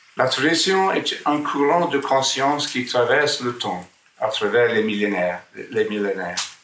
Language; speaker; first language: French; non-native, fluent; English